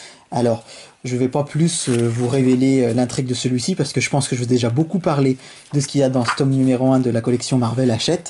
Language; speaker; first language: French; native; French